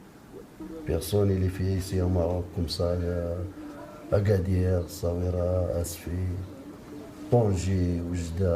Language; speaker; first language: French; non-native, learner; Arabic